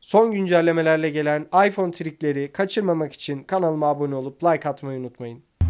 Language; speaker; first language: Turkish; native; Turkish